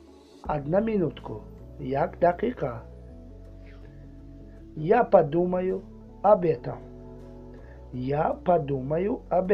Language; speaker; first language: Russian; non-native, learner; Tajik